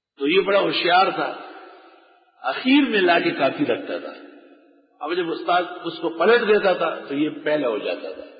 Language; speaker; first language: Urdu; non-native, local second language; Pashto